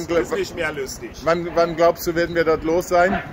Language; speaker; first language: German; native; German